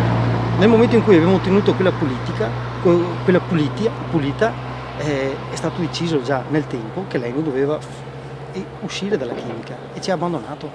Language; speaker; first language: Italian; native; Italian